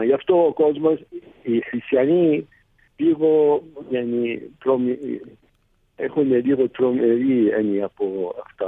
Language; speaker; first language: Greek; early bilingual, heritage; Greek